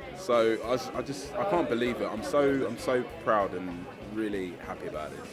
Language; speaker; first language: English; native; English